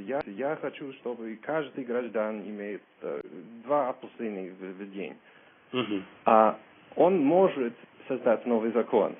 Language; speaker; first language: Russian; non-native, learner; English